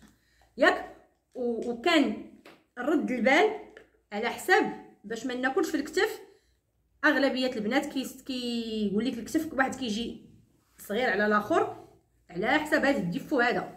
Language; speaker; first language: Arabic; native; Arabic